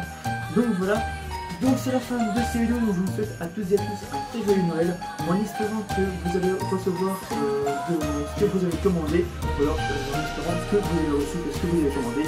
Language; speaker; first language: French; native; French